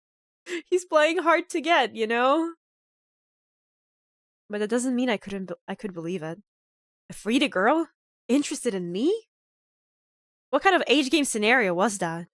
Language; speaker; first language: English; non-native, fluent; Polish